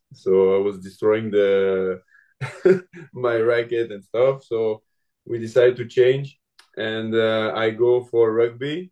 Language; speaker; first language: English; non-native, learner; French